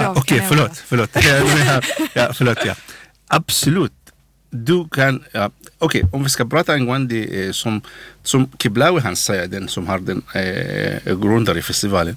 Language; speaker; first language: Swedish; non-native, learner; Arabic